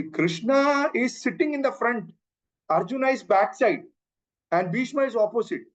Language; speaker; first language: English; non-native, local second language; Malayalam